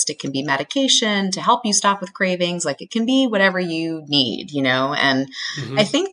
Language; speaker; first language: English; native; English